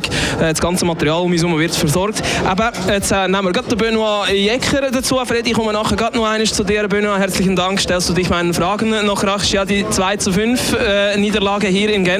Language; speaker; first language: German; native; German